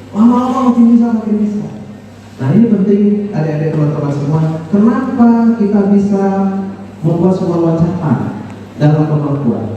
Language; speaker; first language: Indonesian; non-native, local second language; Minangkabau